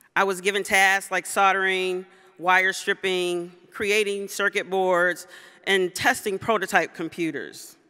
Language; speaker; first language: English; native; English